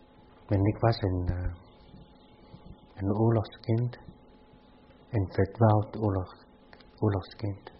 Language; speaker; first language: Dutch; non-native, fluent; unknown